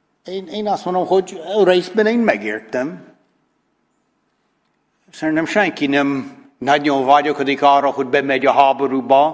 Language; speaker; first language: Hungarian; non-native, fluent; English